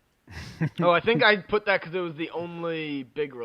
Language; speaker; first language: English; native; English